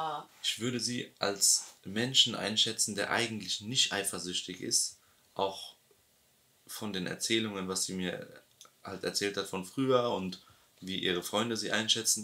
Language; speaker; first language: German; early bilingual, other home language; Albanian